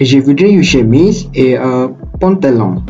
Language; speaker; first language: French; non-native, learner; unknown